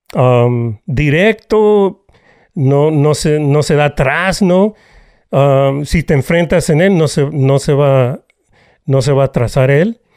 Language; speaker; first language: Spanish; early bilingual, heritage; Spanish